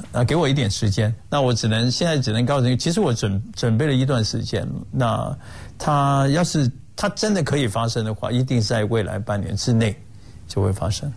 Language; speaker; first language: Chinese; non-native, local second language; Cantonese